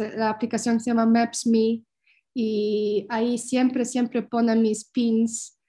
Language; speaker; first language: Spanish; non-native, learner; Polish